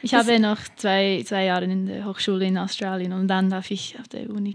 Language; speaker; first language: German; non-native, learner; English